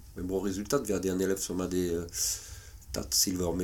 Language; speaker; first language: Swedish; non-native, fluent; French